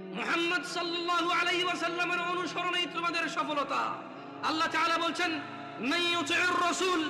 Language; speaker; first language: Bangla; early bilingual, heritage; Bangla